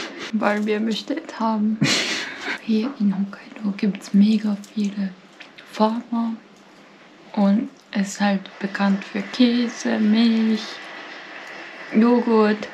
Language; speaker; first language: German; non-native, fluent; Japanese